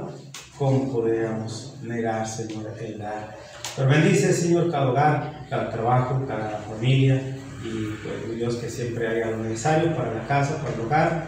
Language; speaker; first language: Spanish; native; Spanish